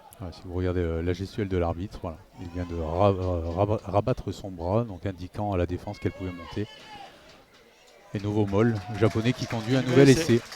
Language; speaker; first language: French; native; French